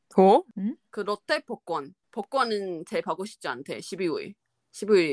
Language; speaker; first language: Korean; non-native, fluent; Chinese